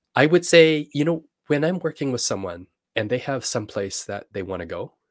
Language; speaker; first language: English; native; English